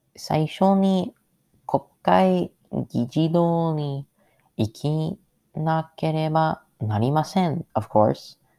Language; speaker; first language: Japanese; non-native, learner; English